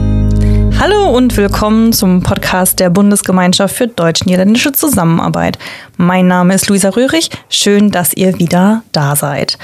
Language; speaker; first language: German; native; German